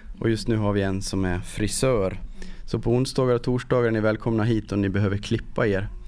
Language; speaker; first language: Swedish; native; Swedish